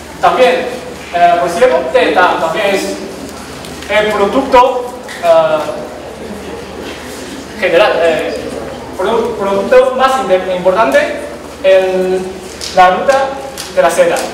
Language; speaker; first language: Spanish; non-native, learner; Chinese